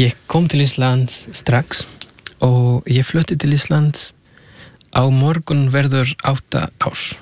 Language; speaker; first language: Icelandic; non-native, fluent; Spanish